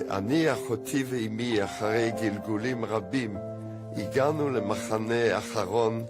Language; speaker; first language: Hebrew; non-native, fluent; French